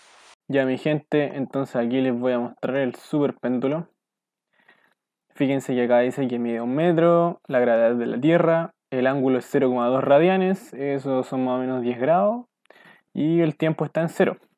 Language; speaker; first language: Spanish; native; Spanish